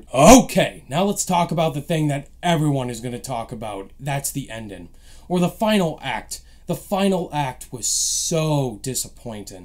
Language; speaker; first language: English; native; English